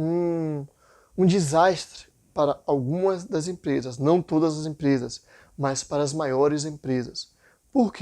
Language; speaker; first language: Portuguese; native; Portuguese